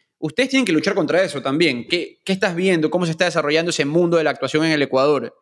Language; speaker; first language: Spanish; native; Spanish